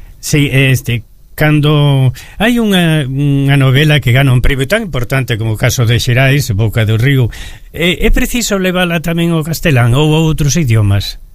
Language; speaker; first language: Galician; early bilingual, heritage; Galician